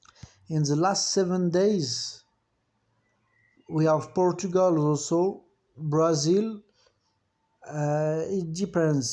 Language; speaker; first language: English; non-native, fluent; French